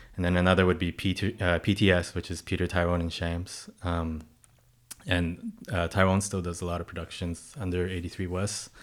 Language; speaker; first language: English; non-native, local second language; Cantonese